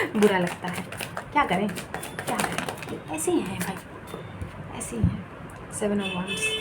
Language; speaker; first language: Hindi; non-native, local second language; Bangla